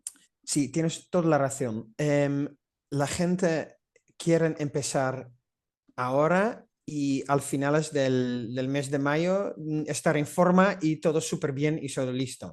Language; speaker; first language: Spanish; non-native, fluent; Dutch